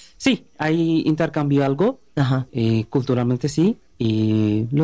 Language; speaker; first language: Spanish; non-native, learner; Bangla